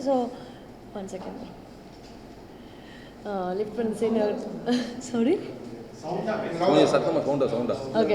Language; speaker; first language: Tamil; non-native, learner; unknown